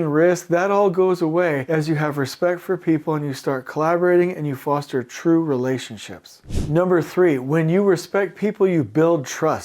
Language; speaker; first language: English; native; English